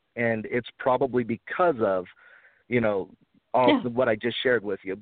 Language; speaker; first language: English; early bilingual, other home language; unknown